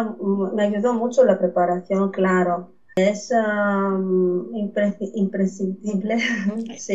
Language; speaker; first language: Spanish; non-native, fluent; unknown